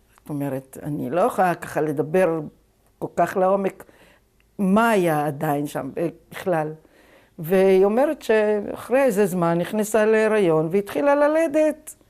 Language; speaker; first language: Hebrew; native; Hebrew